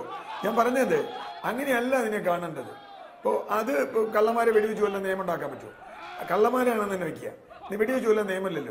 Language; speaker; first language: Malayalam; native; Malayalam